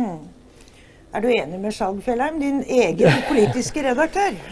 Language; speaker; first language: Norwegian; native; Norwegian